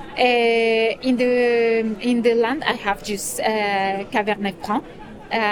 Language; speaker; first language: English; non-native, fluent; Spanish